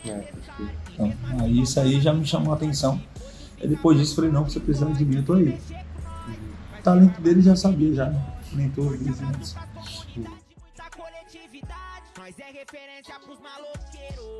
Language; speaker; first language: Portuguese; native; Portuguese